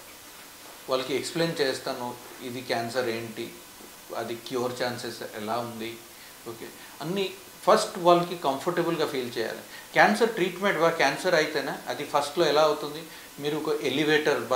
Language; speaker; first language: Telugu; non-native, fluent; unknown